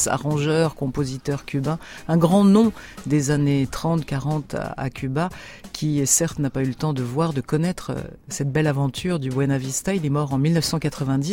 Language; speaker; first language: French; native; French